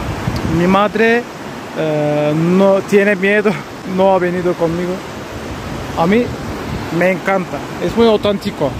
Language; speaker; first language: Spanish; non-native, learner; Turkish